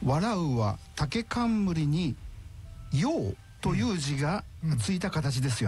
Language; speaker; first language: Japanese; native; Japanese